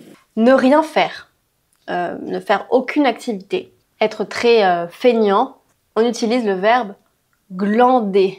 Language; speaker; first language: French; native; French